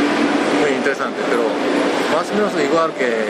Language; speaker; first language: Spanish; non-native, learner; Japanese